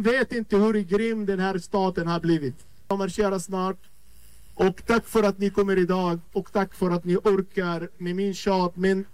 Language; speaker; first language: Swedish; non-native, fluent; Arabic